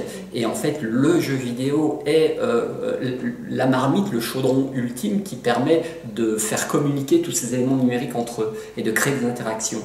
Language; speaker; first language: French; native; French